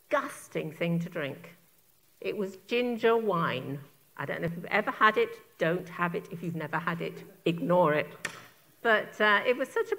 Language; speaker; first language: English; native; English